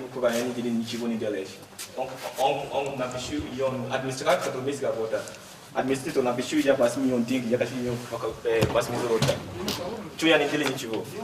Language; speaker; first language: Russian; non-native, learner; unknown